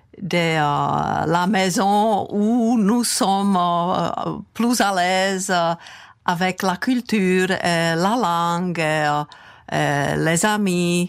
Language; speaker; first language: French; non-native, fluent; Czech